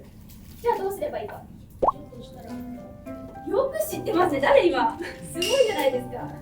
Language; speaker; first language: Japanese; native; Japanese